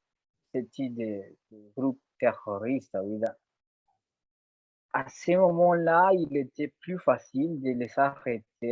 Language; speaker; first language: French; non-native, learner; Spanish